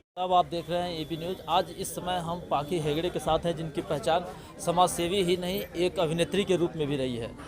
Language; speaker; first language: Hindi; native; Hindi